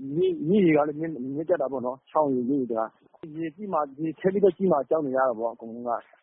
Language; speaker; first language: Burmese; native; Burmese